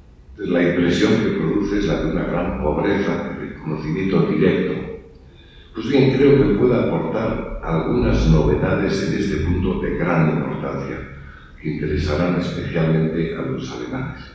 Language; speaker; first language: Spanish; native; Spanish